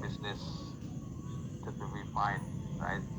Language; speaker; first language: English; non-native, learner; Indonesian